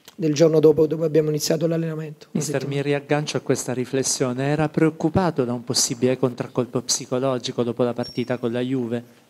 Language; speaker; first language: Italian; native; Italian